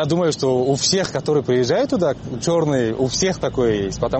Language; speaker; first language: Russian; non-native, local second language; Tajik